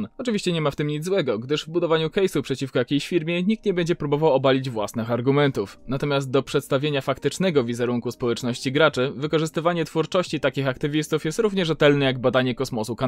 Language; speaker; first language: Polish; native; Polish